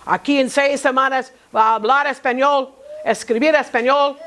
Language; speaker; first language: Spanish; non-native, learner; English